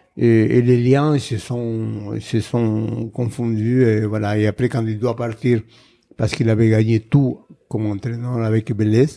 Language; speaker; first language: French; non-native, fluent; Spanish